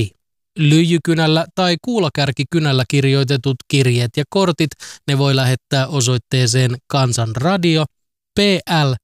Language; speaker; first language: Finnish; native; Finnish